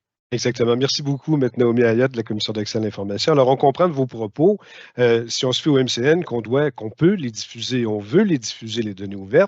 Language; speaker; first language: French; native; French